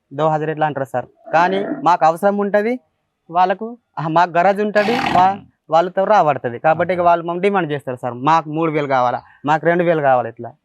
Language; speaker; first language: Telugu; non-native, local second language; Gondi